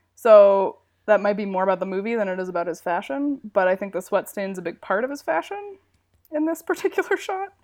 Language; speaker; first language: English; native; English